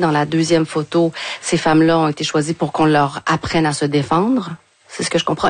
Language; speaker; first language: French; native; French